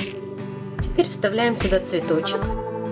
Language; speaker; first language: Russian; native; Russian